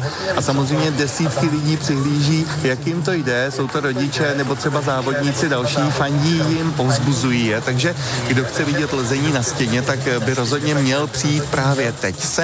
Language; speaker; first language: Czech; native; Czech